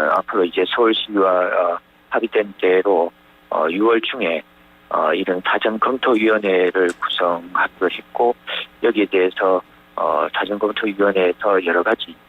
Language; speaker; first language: Korean; native; Korean